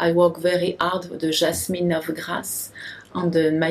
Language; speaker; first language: English; non-native, learner; French